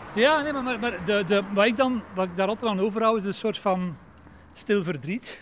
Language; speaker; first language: Dutch; native; Dutch